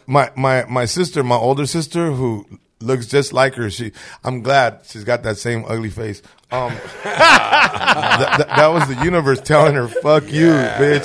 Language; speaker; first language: English; early bilingual, other home language; Spanish